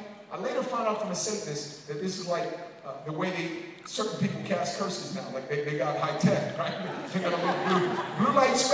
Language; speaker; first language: English; native; English